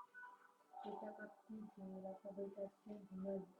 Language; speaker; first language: French; non-native, learner; Chinese